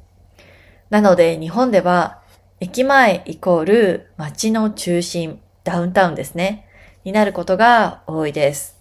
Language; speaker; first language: Japanese; native; Japanese